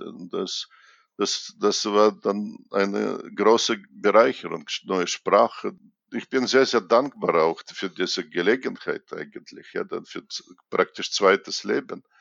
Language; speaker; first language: German; non-native, fluent; Russian